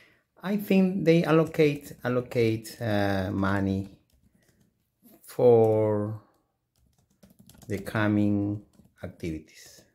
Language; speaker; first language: English; non-native, fluent; Spanish